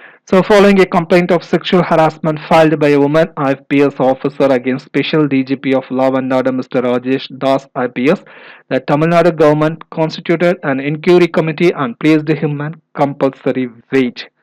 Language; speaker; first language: English; non-native, local second language; Tamil